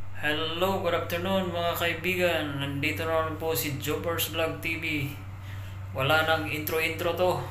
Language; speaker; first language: Filipino; non-native, local second language; Cebuano